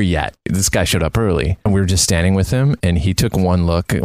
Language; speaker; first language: English; native; English